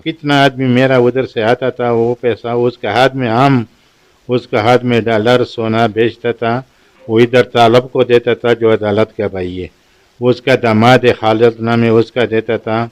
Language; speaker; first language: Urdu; non-native, local second language; Pashto